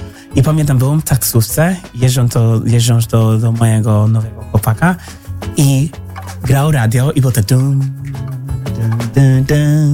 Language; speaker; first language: Polish; non-native, fluent; English